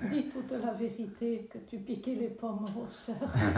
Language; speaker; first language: French; native; French